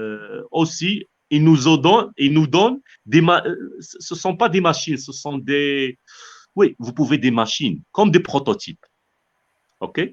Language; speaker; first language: French; non-native, local second language; Arabic